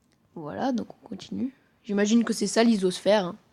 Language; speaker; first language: French; native; French